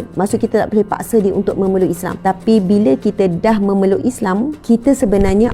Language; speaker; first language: Malay; native; Malay